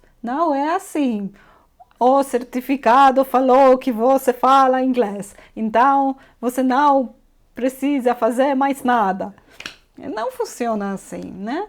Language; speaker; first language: Portuguese; non-native, fluent; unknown